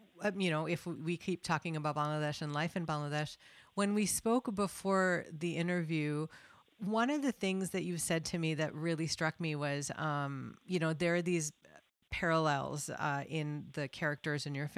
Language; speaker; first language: English; non-native, local second language; Bangla